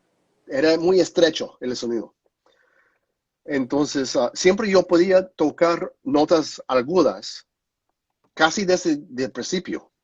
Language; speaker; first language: Spanish; non-native, fluent; English